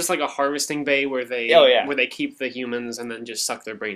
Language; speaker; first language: English; native; English